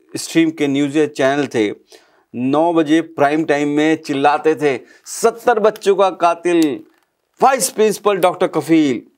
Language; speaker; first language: Hindi; native; Hindi